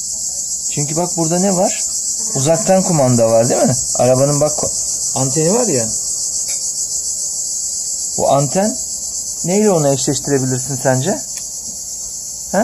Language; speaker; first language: Turkish; native; Turkish